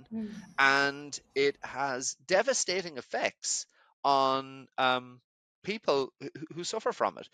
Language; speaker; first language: English; native; English